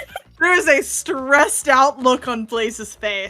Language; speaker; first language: English; native; English